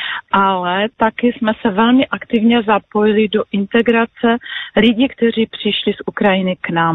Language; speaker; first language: Czech; non-native, local second language; Polish